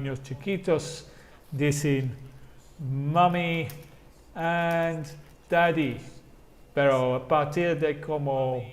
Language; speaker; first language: Spanish; non-native, fluent; English